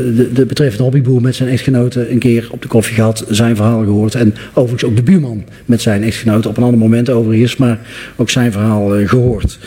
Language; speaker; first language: Dutch; native; Dutch